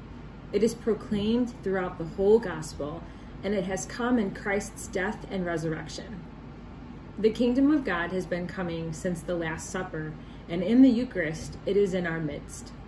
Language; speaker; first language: English; native; English